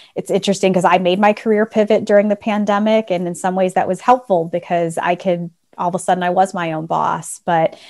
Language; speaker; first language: English; native; English